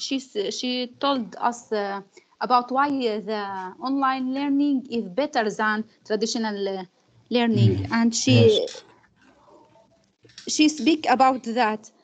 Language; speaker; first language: English; non-native, learner; Arabic